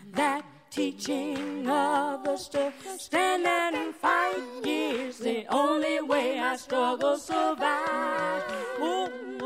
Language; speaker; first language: English; native; English